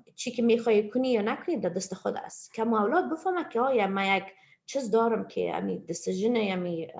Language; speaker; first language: Persian; early bilingual, heritage; Persian